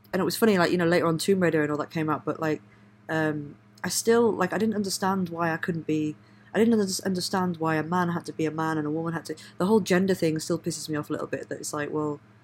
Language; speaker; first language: English; native; English